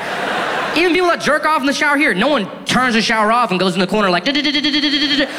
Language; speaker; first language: English; native; English